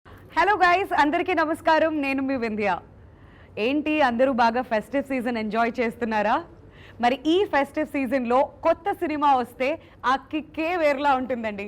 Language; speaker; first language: Telugu; native; Telugu